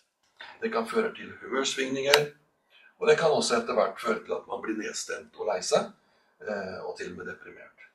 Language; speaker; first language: Norwegian; native; Norwegian